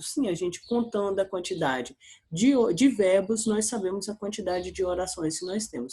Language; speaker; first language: Portuguese; native; Portuguese